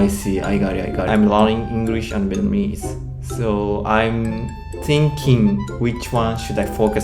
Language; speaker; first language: English; non-native, learner; Japanese